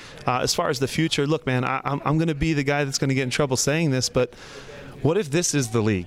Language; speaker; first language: English; native; English